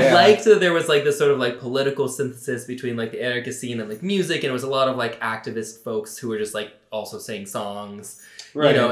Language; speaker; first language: English; native; English